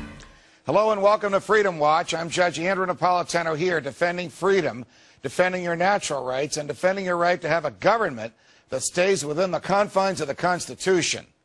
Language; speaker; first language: English; native; English